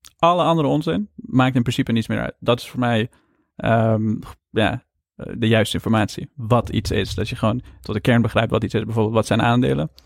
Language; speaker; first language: Dutch; early bilingual, other home language; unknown